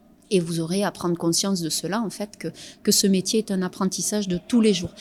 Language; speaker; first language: French; native; French